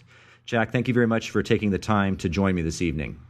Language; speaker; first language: English; native; English